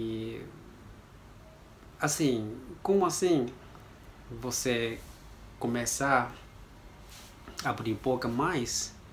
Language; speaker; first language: Portuguese; non-native, learner; Japanese